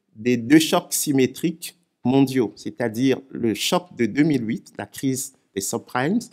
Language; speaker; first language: French; non-native, local second language; Ewe